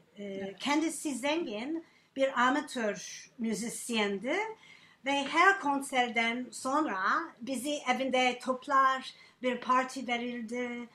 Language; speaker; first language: Turkish; non-native, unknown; English